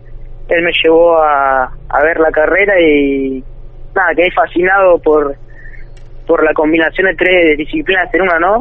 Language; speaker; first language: Spanish; native; Spanish